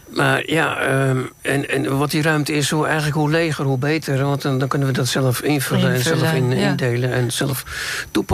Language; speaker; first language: Dutch; native; Dutch